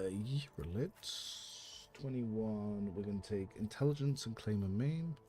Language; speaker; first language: English; native; English